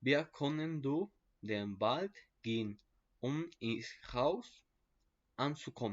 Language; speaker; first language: German; non-native, learner; Spanish